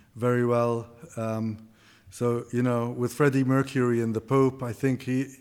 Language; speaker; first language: English; non-native, fluent; Arabic